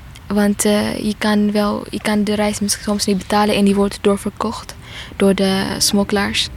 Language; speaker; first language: Dutch; non-native, fluent; Tigrinya